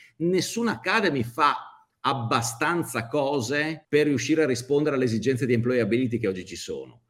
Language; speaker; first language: Italian; native; Italian